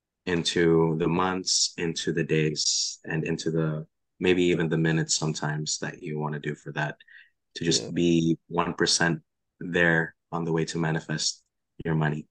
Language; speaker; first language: English; non-native, local second language; Filipino